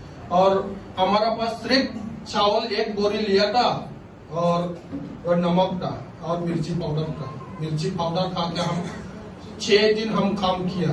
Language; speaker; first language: Hindi; non-native, local second language; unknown